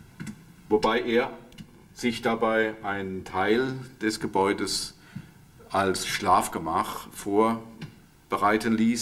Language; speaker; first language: German; native; German